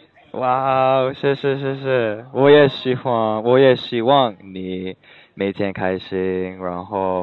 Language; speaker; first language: Chinese; non-native, learner; English